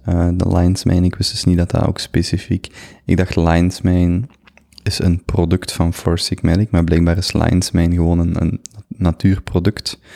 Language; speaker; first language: Dutch; native; Dutch